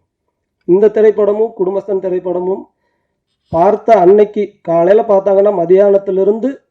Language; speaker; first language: Tamil; native; Tamil